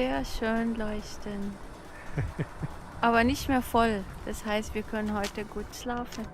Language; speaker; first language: German; non-native, fluent; Arabic